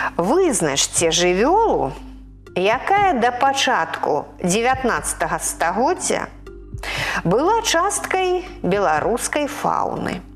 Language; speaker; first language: Belarusian; native; Belarusian